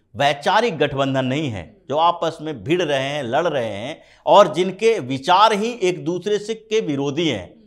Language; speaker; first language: Hindi; native; Hindi